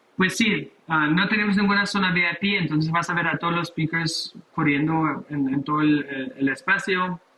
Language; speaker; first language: Spanish; non-native, fluent; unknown